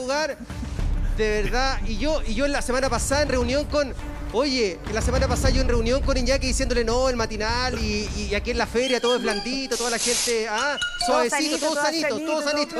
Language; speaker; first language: Spanish; native; Spanish